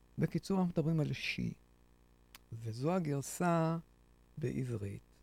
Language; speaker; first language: Hebrew; native; Hebrew